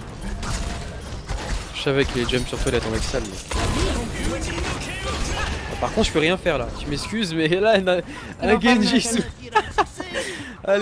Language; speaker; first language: French; native; French